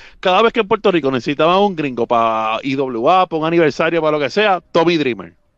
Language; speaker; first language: Spanish; native; Spanish